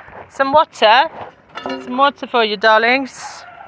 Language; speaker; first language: English; native; English